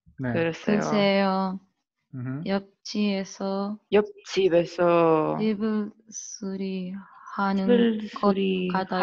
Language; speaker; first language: Korean; non-native, learner; Spanish